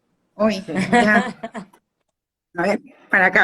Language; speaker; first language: Spanish; native; Spanish